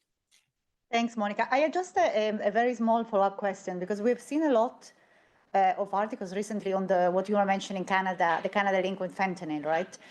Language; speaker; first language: English; non-native, fluent; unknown